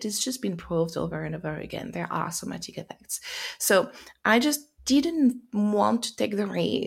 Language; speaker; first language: English; non-native, fluent; French